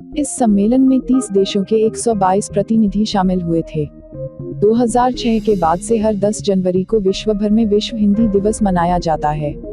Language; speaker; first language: Hindi; native; Hindi